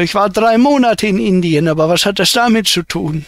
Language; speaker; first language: German; native; German